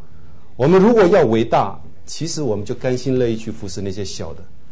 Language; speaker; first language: Chinese; native; Chinese